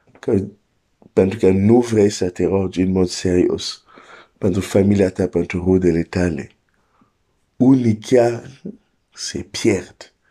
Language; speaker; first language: Romanian; non-native, fluent; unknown